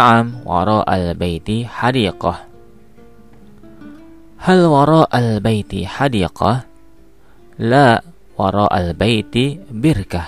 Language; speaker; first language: Arabic; non-native, fluent; Indonesian